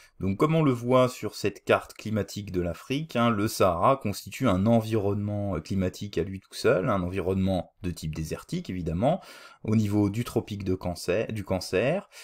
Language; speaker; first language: French; native; French